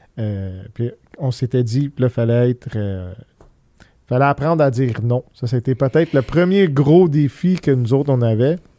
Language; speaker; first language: French; early bilingual, other home language; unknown